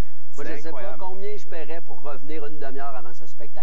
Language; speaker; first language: French; native; French